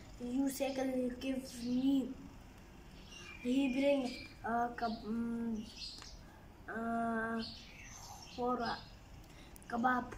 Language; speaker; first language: English; non-native, learner; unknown